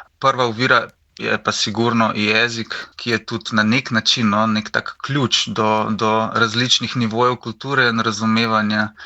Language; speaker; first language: Slovenian; native; Slovenian